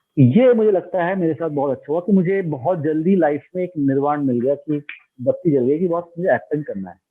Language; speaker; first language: Hindi; non-native, local second language; Bangla